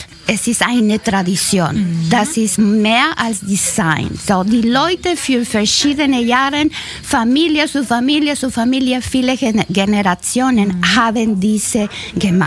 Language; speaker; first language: German; non-native, learner; Spanish